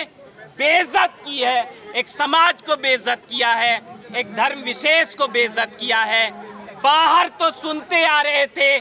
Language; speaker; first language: Hindi; native; Hindi